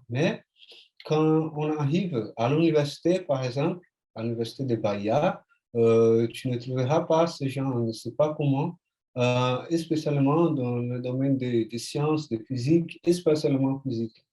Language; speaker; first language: French; non-native, fluent; Portuguese